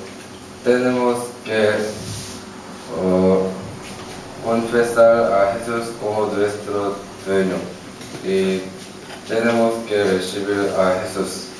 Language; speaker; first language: Spanish; non-native, learner; Korean